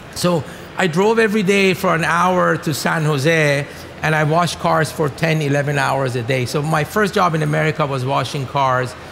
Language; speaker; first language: English; non-native, fluent; Persian